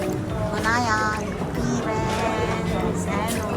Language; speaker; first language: Korean; non-native, learner; Mongolian